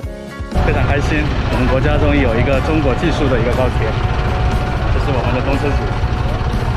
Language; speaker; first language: Chinese; non-native, fluent; Indonesian